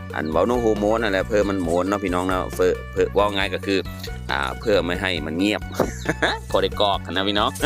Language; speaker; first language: Thai; non-native, local second language; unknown